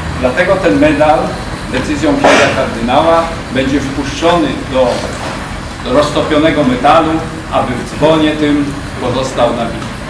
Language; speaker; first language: Polish; native; Polish